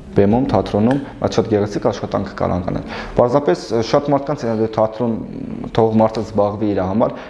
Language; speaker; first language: Armenian; non-native, local second language; Kurdish